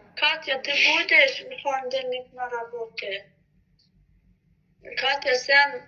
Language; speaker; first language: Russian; non-native, learner; Azerbaijani